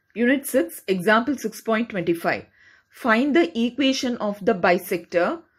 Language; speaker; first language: English; non-native, local second language; Tamil